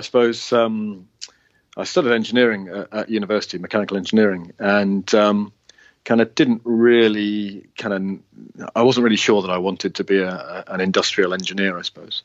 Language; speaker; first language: English; native; English